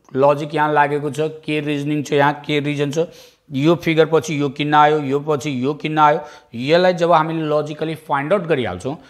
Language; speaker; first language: Nepali; non-native, local second language; Bhojpuri